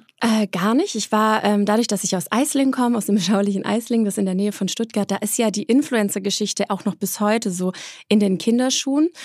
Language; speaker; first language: German; early bilingual, other home language; Polish